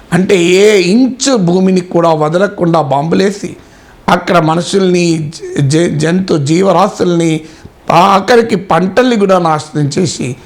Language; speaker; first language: Telugu; native; Telugu